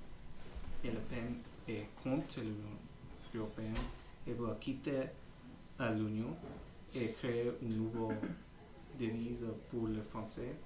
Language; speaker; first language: French; non-native, learner; English